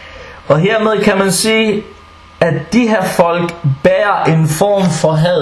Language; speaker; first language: Danish; early bilingual, other home language; Arabic